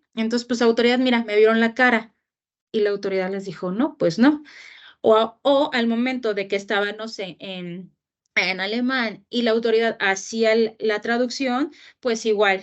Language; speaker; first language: Spanish; native; Spanish